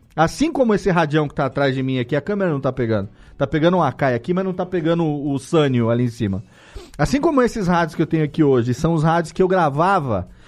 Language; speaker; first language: Portuguese; native; Portuguese